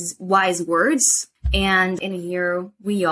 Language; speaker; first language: English; non-native, fluent; Spanish